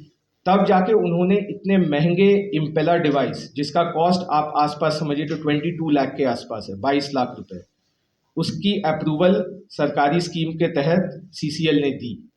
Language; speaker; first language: Hindi; native; Hindi